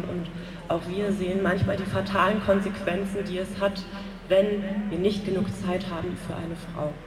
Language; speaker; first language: German; native; German